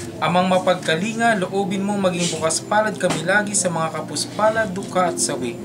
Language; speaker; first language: Filipino; non-native, local second language; Hiligaynon